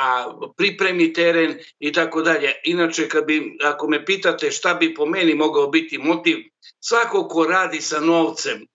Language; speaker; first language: Serbian; native; Serbian